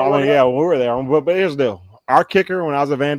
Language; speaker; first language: English; native; English